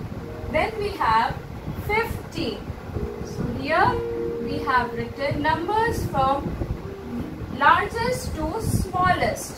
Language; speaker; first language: English; non-native, local second language; Hindi